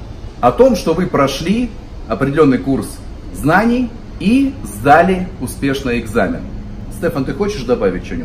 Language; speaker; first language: Russian; native; Russian